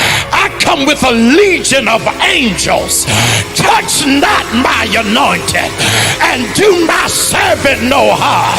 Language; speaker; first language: English; native; English